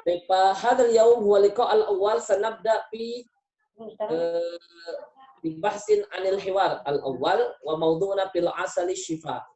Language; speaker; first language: Arabic; non-native, fluent; Indonesian